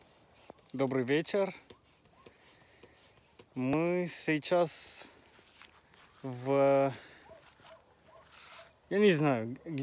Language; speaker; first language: Russian; non-native, learner; Finnish